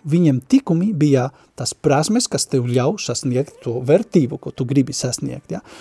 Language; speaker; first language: Latvian; non-native, fluent; Spanish